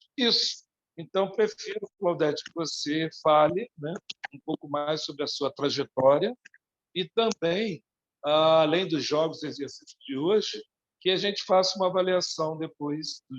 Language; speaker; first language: Portuguese; native; Portuguese